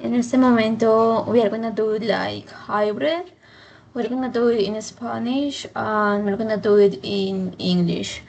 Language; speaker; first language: English; non-native, fluent; Spanish